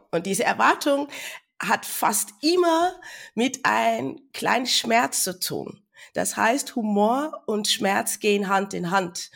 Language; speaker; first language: German; non-native, fluent; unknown